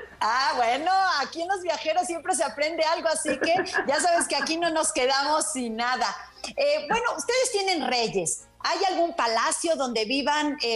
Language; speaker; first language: Spanish; native; Spanish